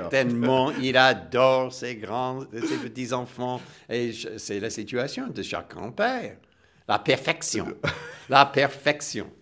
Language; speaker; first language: French; non-native, fluent; English